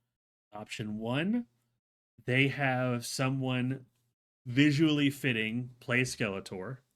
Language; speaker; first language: English; native; English